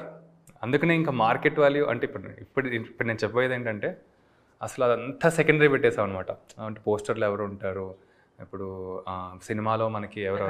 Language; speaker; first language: Telugu; native; Telugu